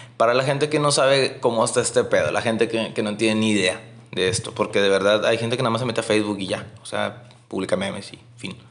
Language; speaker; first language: Spanish; native; Spanish